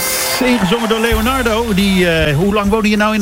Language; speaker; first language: Dutch; native; Dutch